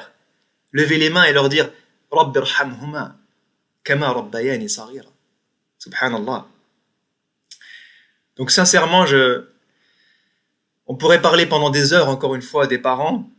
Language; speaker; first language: French; native; French